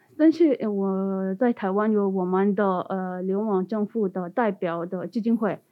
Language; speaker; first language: Chinese; non-native, learner; Tibetan